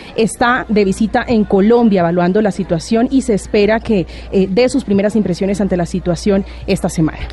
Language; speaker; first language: Spanish; native; Spanish